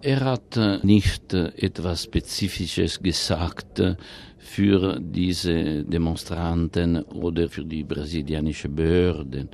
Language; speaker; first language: German; non-native, fluent; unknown